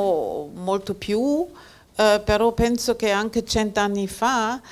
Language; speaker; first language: Italian; non-native, fluent; German